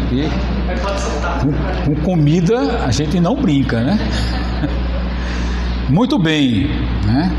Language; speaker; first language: Portuguese; native; Portuguese